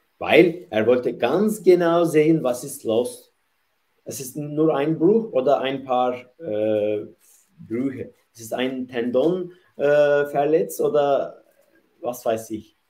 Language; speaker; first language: German; non-native, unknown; Turkish